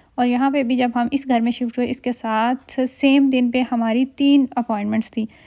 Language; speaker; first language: Urdu; native; Urdu